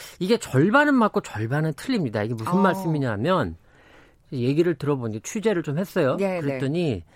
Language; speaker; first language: Korean; native; Korean